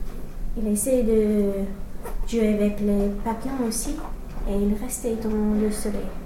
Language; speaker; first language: French; non-native, learner; English